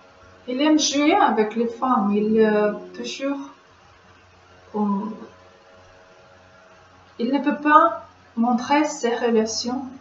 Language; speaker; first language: French; non-native, learner; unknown